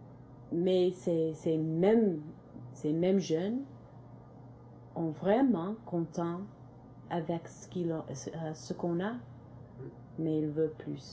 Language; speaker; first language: French; non-native, local second language; English